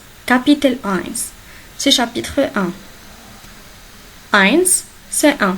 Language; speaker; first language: French; non-native, local second language; Arabic